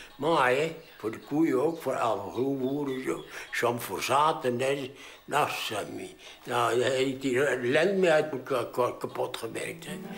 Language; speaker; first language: Dutch; early bilingual, heritage; Dutch